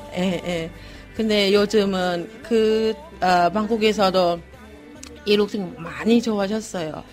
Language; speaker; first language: Korean; non-native, learner; Thai